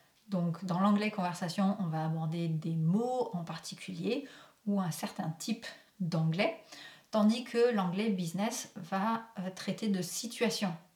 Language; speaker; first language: French; native; French